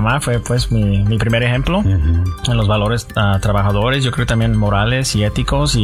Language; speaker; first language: Spanish; early bilingual, heritage; Spanish